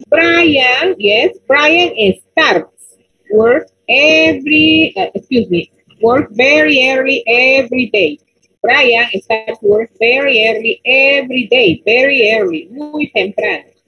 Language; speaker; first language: English; non-native, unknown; Spanish